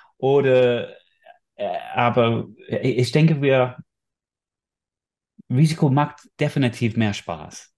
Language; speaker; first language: German; non-native, fluent; English